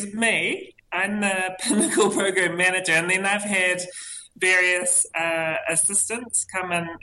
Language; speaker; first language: English; native; English